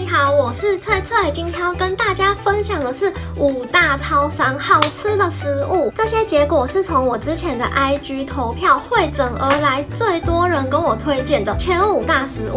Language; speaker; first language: Chinese; native; Chinese